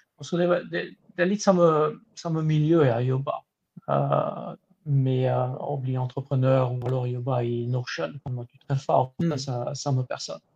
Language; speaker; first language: Norwegian; non-native, fluent; French